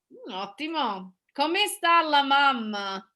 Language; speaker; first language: Italian; non-native, fluent; English